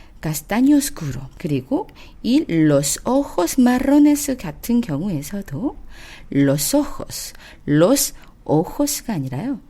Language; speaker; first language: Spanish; non-native, fluent; Korean